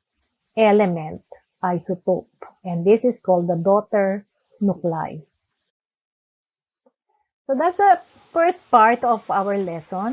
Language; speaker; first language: English; non-native, local second language; Filipino